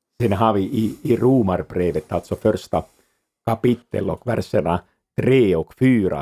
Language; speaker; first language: Swedish; non-native, fluent; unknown